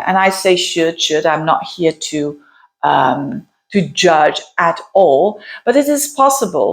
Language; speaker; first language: English; non-native, fluent; Dutch